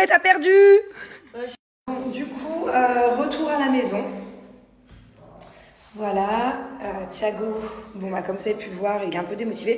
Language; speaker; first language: French; native; French